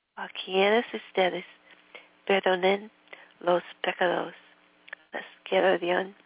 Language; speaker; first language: Spanish; non-native, learner; English